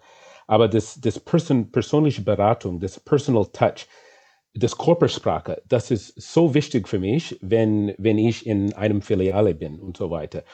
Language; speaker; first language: German; non-native, fluent; English